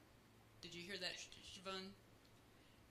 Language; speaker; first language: English; native; English